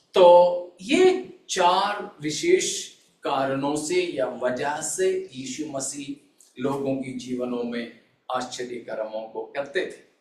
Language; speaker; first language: Hindi; non-native, local second language; Malayalam